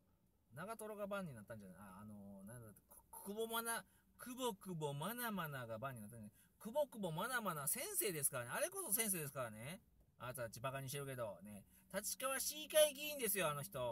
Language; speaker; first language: Japanese; native; Japanese